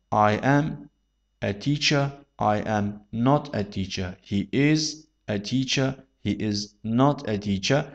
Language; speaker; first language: English; non-native, fluent; Turkish